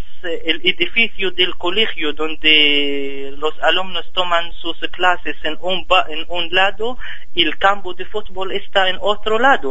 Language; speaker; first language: Spanish; non-native, fluent; Arabic